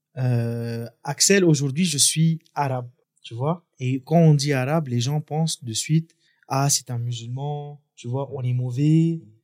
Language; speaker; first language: French; non-native, local second language; Arabic